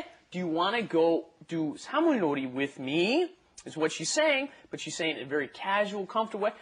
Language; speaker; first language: English; native; English